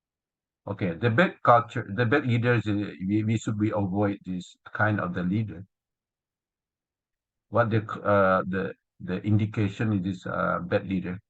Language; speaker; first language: English; non-native, learner; Indonesian